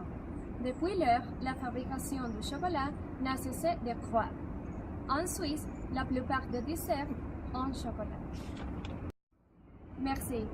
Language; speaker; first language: French; non-native, learner; Spanish